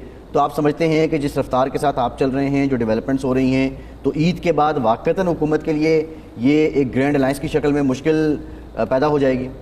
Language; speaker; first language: Urdu; native; Urdu